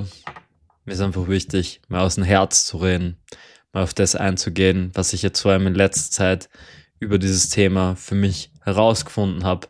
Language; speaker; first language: German; native; German